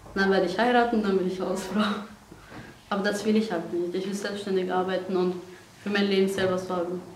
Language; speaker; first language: German; non-native, fluent; Persian